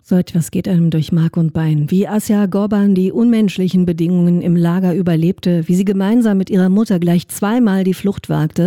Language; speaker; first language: German; native; German